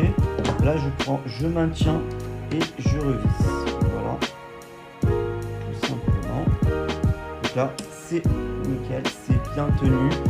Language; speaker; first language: French; native; French